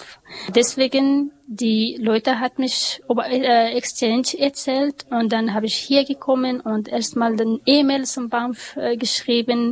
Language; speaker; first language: German; non-native, learner; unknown